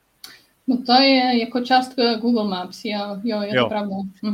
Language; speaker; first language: Czech; non-native, learner; Polish